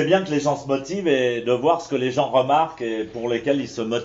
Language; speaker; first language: French; native; French